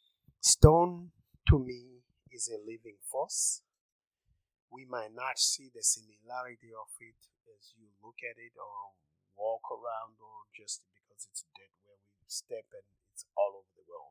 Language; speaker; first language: English; non-native, local second language; Shona